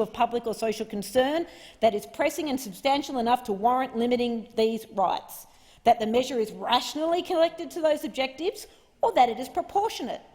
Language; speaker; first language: English; native; English